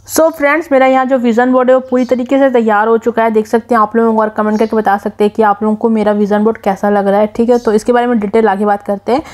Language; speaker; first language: Hindi; non-native, local second language; Nepali